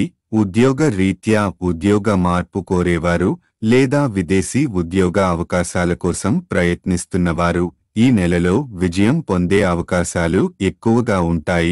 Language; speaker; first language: Telugu; native; Telugu